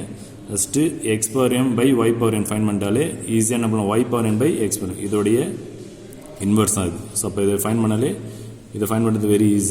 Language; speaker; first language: Tamil; native; Tamil